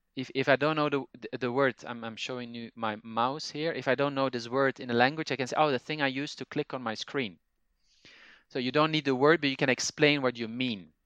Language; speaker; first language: English; non-native, fluent; Dutch